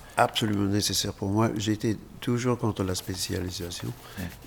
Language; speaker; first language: French; non-native, fluent; German